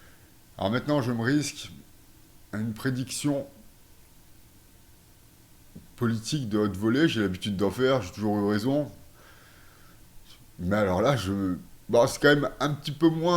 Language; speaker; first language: French; native; French